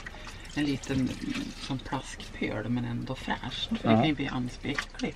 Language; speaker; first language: Swedish; native; Swedish